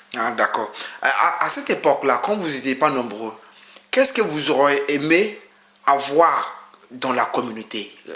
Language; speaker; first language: French; non-native, fluent; Akan